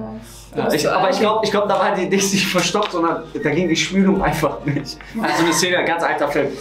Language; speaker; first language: German; native; German